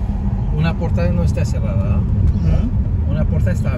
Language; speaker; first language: Spanish; non-native, learner; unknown